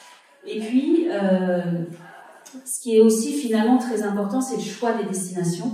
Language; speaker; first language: French; native; French